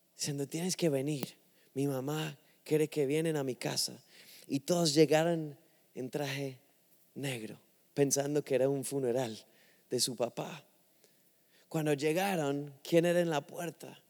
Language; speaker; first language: Spanish; non-native, fluent; English